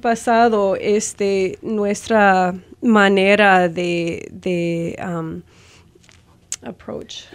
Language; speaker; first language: Spanish; non-native, fluent; English